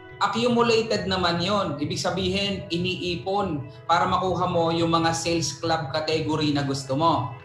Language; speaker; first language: Filipino; native; Filipino